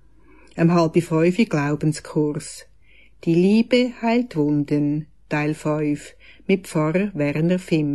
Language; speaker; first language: German; native; German